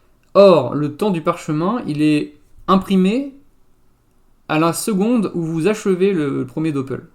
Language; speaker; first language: French; native; French